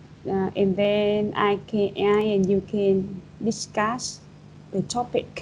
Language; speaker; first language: English; non-native, fluent; Vietnamese